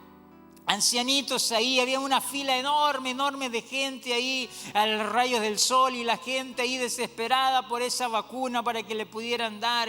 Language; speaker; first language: Spanish; native; Spanish